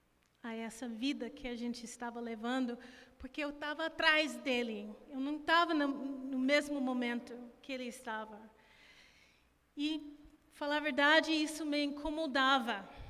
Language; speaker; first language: Portuguese; non-native, fluent; English